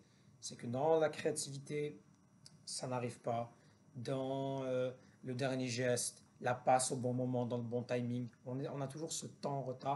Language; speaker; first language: French; native; French